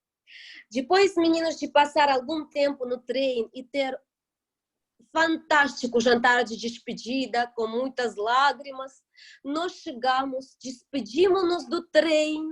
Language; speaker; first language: Portuguese; non-native, fluent; Russian